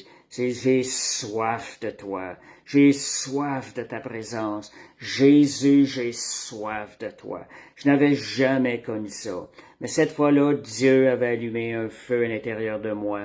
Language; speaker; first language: French; native; French